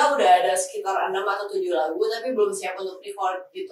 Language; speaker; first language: Indonesian; early bilingual, other home language; English